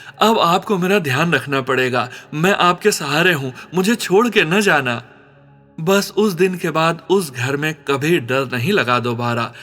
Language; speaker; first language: Hindi; native; Hindi